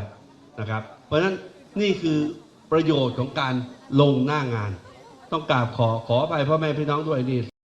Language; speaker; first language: Thai; native; Thai